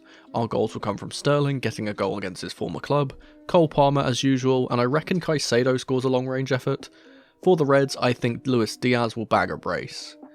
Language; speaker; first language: English; native; English